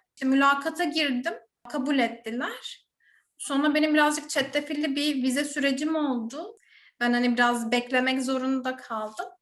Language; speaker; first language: Turkish; native; Turkish